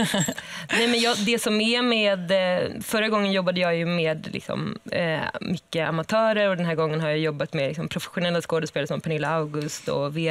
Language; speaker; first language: Swedish; native; Swedish